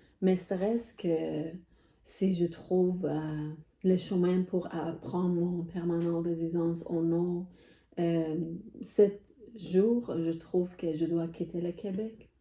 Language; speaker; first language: French; non-native, learner; Persian